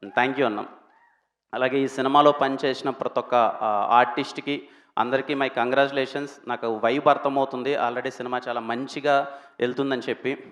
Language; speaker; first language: Telugu; native; Telugu